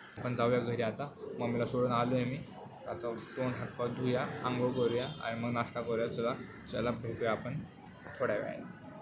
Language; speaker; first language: Marathi; non-native, local second language; Hindi